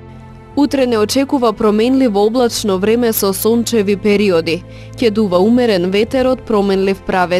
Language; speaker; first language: Macedonian; native; Macedonian